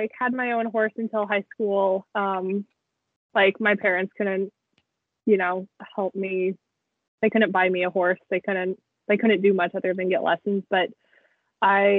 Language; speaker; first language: English; native; English